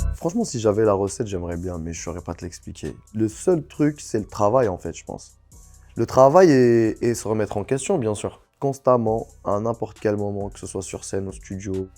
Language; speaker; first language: French; non-native, local second language; Arabic